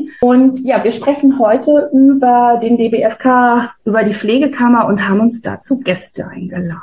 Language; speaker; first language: German; native; German